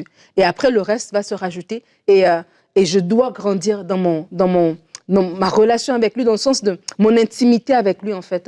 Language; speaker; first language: French; native; French